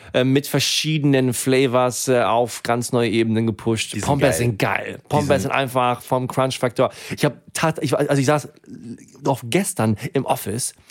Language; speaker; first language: German; native; German